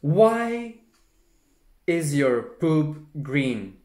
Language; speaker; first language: English; non-native, fluent; Czech